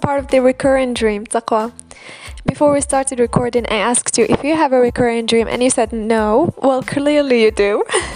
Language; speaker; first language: English; non-native, fluent; Arabic